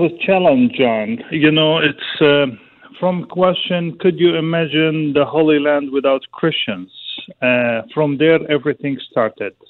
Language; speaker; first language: English; non-native, fluent; Arabic